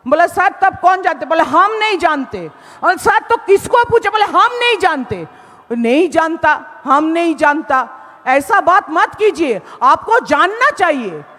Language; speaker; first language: Hindi; non-native, local second language; Bangla